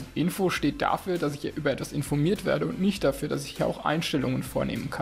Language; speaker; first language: German; native; German